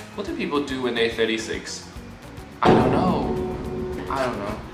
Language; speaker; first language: English; non-native, local second language; Cantonese